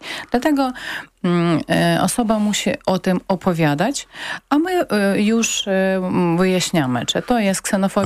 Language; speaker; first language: Polish; non-native, learner; Ukrainian